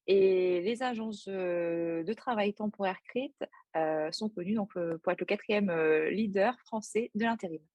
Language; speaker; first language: French; native; French